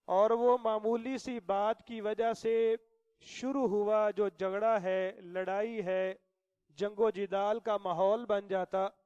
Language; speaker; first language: Urdu; non-native, local second language; Punjabi